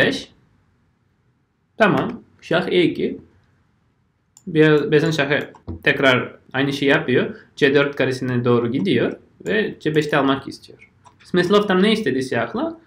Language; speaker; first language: Turkish; non-native, fluent; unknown